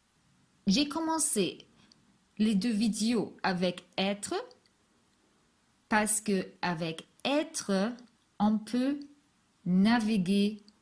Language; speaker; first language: French; non-native, fluent; Hebrew